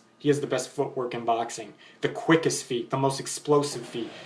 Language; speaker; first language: English; native; English